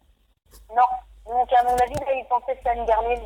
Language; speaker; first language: French; native; French